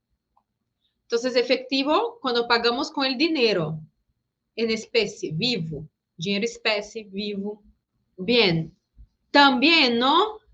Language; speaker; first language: Spanish; non-native, fluent; Portuguese